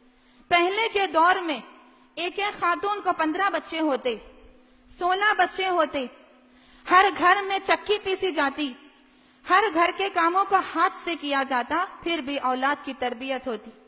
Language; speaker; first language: Urdu; native; Urdu